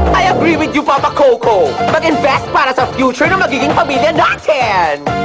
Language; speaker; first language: Filipino; native; Filipino